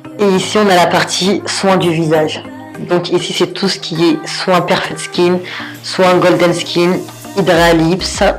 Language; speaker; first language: French; early bilingual, other home language; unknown